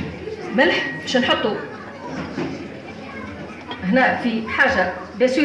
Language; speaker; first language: Arabic; native; Arabic